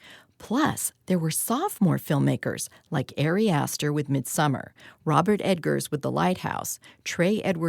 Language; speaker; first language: English; native; English